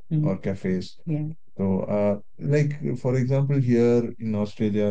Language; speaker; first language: English; non-native, local second language; Tamil